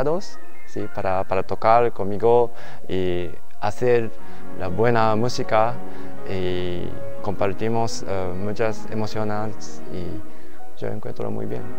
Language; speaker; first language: Spanish; non-native, learner; Japanese